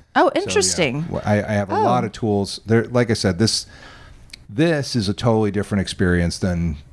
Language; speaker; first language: English; native; English